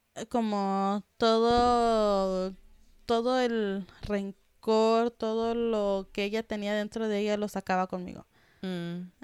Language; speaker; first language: Spanish; early bilingual, heritage; Spanish